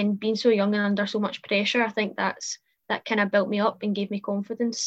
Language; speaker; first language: English; native; English